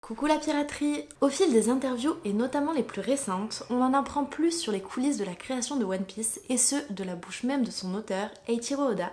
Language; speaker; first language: French; native; French